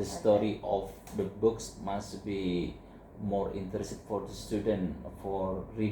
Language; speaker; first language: English; non-native, learner; Indonesian